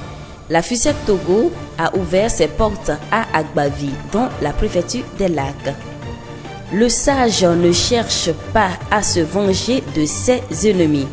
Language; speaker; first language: French; non-native, local second language; Ewe